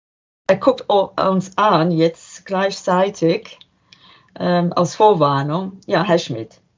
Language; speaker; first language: German; non-native, learner; English